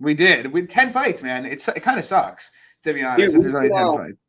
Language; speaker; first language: English; native; English